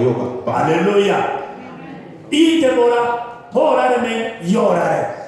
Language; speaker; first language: Swedish; non-native, fluent; Lingala